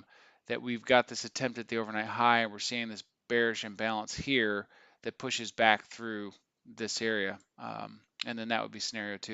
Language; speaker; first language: English; native; English